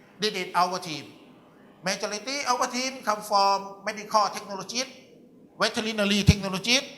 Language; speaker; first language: English; non-native, learner; Thai